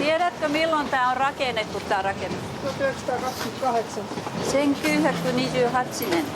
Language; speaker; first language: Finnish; non-native, fluent; Japanese